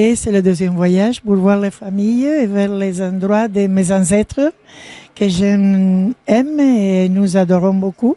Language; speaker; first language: French; non-native, learner; Spanish